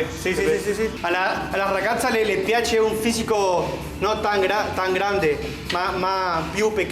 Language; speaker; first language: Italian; non-native, learner; Spanish